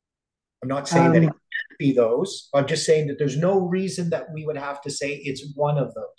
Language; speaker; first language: English; native; English